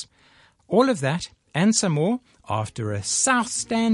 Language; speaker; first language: English; native; English